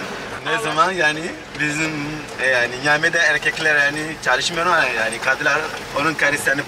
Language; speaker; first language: Turkish; non-native, learner; Hausa